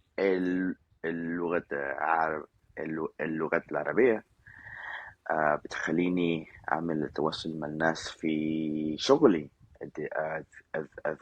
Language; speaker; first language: Arabic; non-native, learner; Spanish